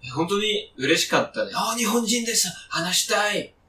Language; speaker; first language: Japanese; non-native, fluent; French